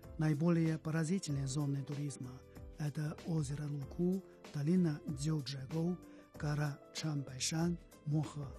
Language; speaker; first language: Russian; non-native, fluent; Chinese